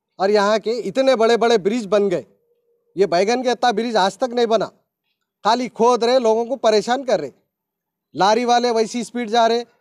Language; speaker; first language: Hindi; native; Hindi